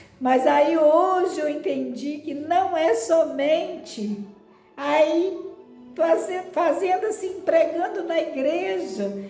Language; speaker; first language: Portuguese; native; Portuguese